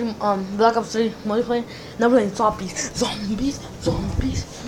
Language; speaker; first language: English; native; English